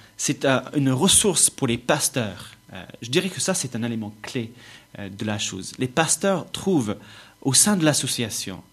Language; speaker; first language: French; non-native, fluent; English